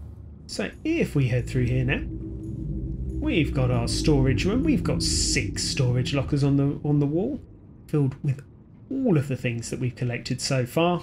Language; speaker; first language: English; native; English